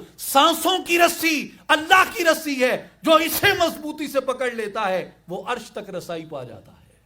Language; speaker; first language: Urdu; non-native, local second language; Saraiki